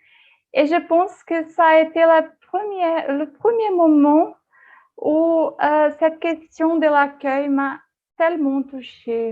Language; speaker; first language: French; non-native, fluent; Portuguese